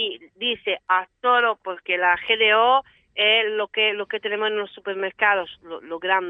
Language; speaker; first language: Spanish; non-native, fluent; Italian